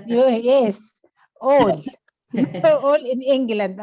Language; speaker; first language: English; non-native, learner; Arabic